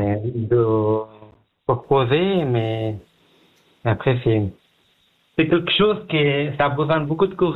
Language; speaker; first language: French; non-native, learner; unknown